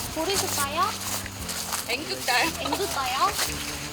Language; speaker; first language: Korean; native; Korean